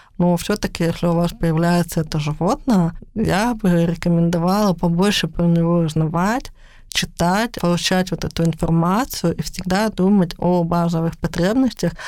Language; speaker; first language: Russian; native; Russian